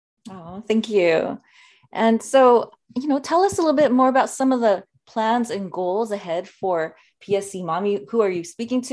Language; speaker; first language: English; native; English